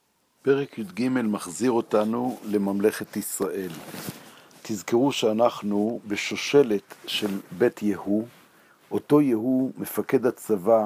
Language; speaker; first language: Hebrew; native; Hebrew